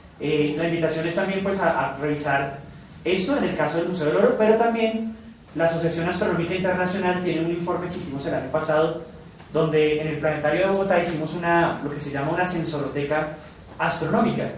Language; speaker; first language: Spanish; native; Spanish